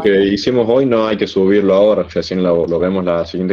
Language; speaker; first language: Spanish; native; Spanish